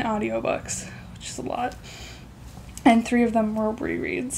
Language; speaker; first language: English; native; English